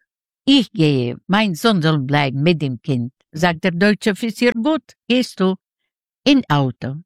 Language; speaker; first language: German; non-native, learner; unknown